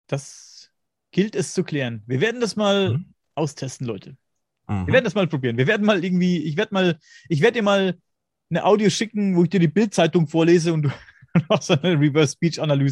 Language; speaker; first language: German; native; German